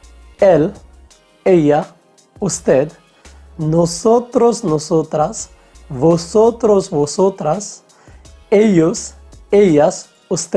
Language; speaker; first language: Spanish; non-native, fluent; Hindi